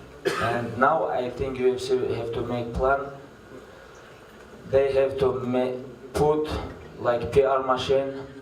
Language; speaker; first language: English; non-native, learner; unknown